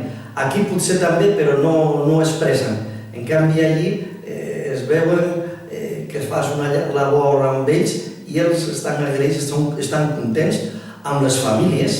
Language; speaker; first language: Catalan; non-native, local second language; Spanish